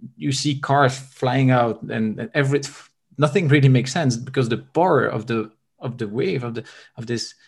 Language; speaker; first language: English; non-native, fluent; French